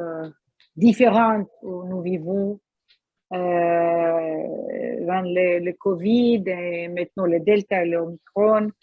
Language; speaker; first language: French; non-native, fluent; Hebrew